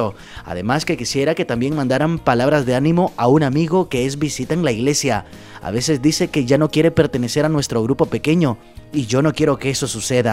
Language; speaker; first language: Spanish; native; Spanish